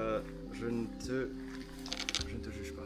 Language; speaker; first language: French; non-native, fluent; English